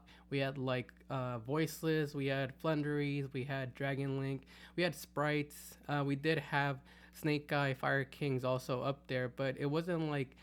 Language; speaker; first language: English; native; English